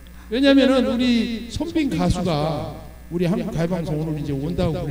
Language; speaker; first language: Korean; native; Korean